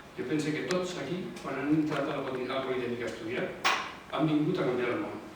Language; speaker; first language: Catalan; non-native, local second language; Spanish